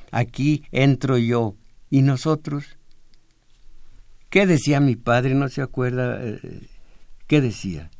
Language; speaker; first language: Spanish; native; Spanish